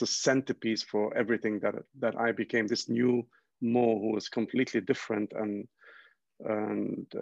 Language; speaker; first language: English; non-native, local second language; Arabic